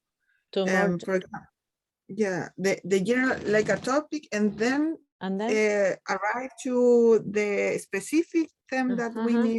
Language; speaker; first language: English; non-native, learner; Spanish